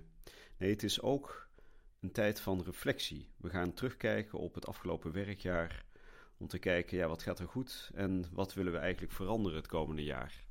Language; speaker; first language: Dutch; native; Dutch